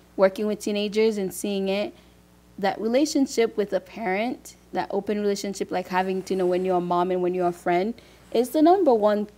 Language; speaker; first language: English; early bilingual, other home language; Haitian Creole